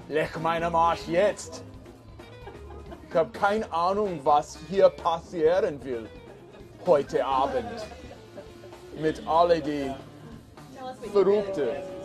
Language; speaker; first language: German; non-native, learner; English